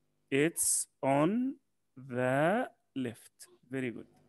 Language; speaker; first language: English; non-native, fluent; Arabic